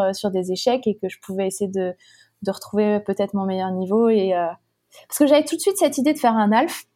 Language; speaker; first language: French; native; French